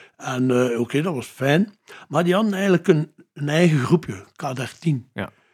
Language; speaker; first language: Dutch; native; Dutch